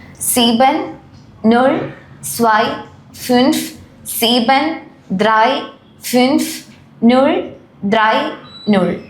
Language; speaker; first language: German; non-native, learner; Malayalam